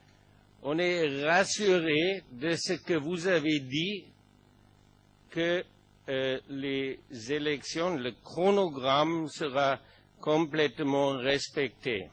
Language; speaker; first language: French; non-native, fluent; German